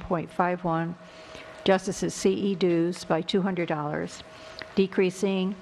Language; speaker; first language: English; native; English